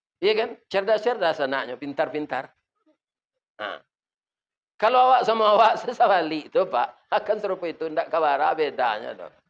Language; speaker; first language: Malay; non-native, local second language; Minangkabau